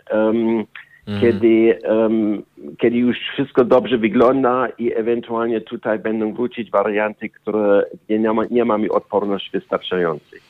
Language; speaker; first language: Polish; non-native, learner; German